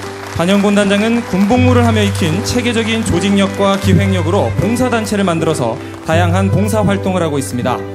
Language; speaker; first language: Korean; native; Korean